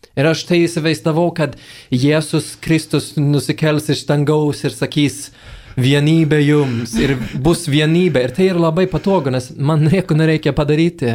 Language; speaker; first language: Lithuanian; non-native, fluent; Swedish